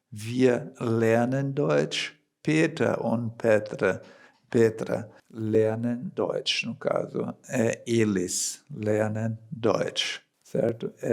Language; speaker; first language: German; non-native, fluent; Portuguese